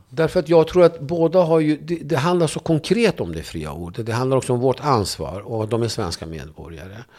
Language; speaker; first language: Swedish; non-native, fluent; Kurdish